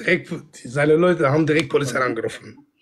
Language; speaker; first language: German; non-native, fluent; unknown